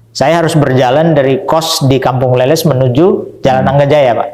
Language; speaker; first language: Malay; native; Malay